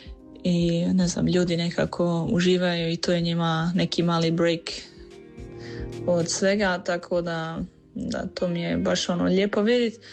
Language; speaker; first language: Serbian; early bilingual, heritage; Croatian